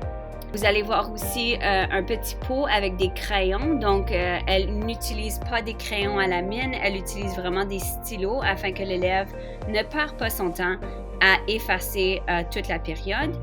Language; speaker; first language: French; native; French